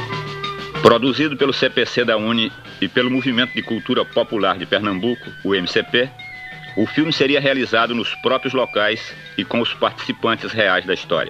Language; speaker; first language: Portuguese; native; Portuguese